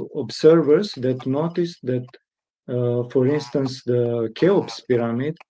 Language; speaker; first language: English; non-native, fluent; Romanian